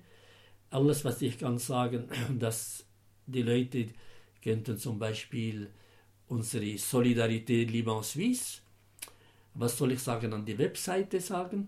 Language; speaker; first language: German; non-native, fluent; Arabic